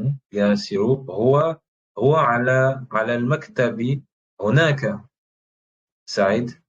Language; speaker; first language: Arabic; non-native, fluent; French